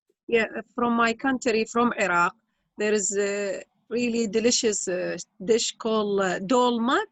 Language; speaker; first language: English; non-native, learner; Arabic